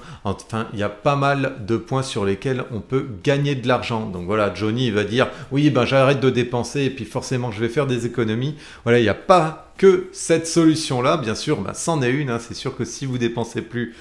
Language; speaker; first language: French; native; French